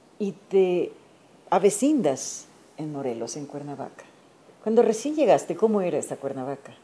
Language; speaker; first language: Spanish; native; Spanish